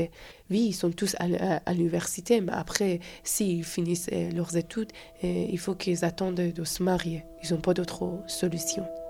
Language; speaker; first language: French; non-native, fluent; Persian